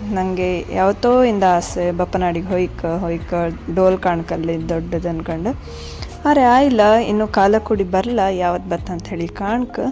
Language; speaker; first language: Kannada; non-native, local second language; Konkani